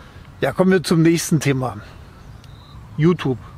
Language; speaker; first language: German; native; German